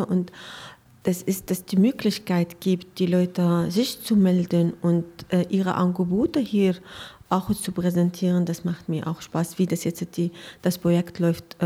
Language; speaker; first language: German; non-native, learner; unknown